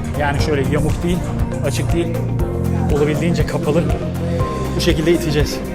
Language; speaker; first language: Turkish; native; Turkish